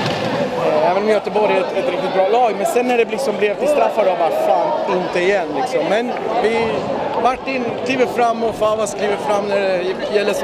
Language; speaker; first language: Swedish; native; Swedish